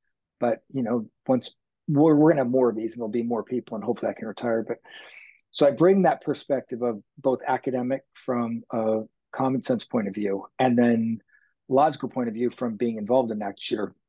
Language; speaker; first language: English; native; English